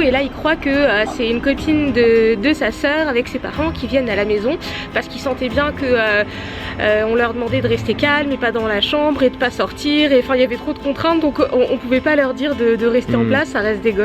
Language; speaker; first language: French; native; French